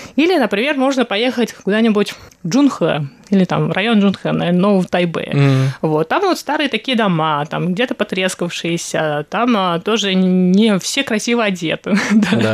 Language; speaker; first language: Russian; native; Russian